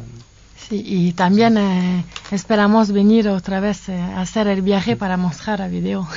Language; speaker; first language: Spanish; non-native, fluent; French